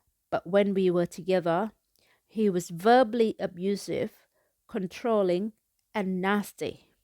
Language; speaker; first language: English; non-native, fluent; Thai